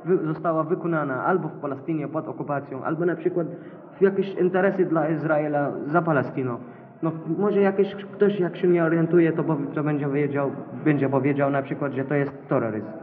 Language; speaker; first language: Polish; non-native, learner; Arabic